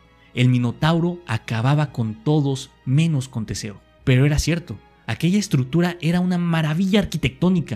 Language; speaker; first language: Spanish; native; Spanish